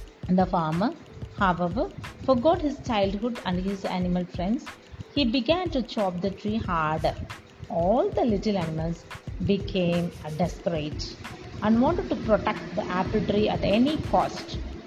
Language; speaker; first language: English; non-native, local second language; Tamil